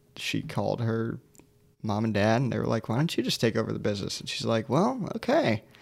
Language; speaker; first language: English; native; English